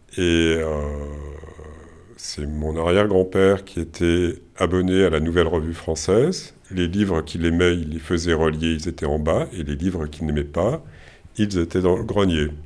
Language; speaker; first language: French; native; French